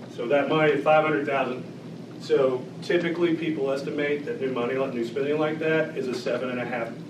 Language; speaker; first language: English; native; English